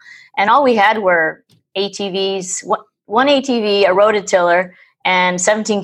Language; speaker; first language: English; native; English